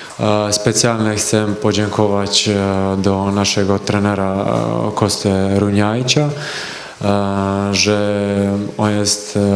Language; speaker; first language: Polish; non-native, learner; Croatian